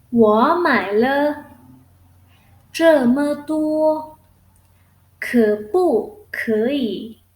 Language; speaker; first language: Chinese; non-native, fluent; Thai